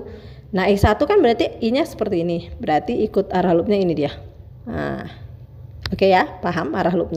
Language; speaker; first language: Indonesian; native; Indonesian